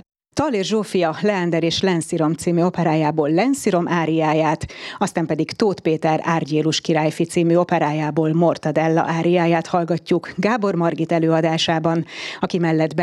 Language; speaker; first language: Hungarian; native; Hungarian